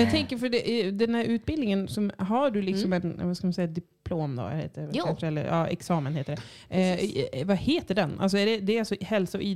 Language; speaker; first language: Swedish; native; Swedish